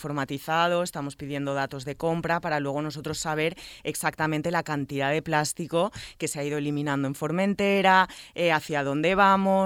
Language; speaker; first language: Spanish; native; Spanish